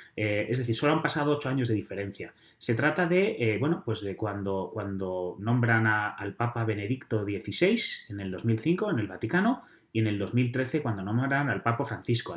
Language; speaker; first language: Spanish; native; Spanish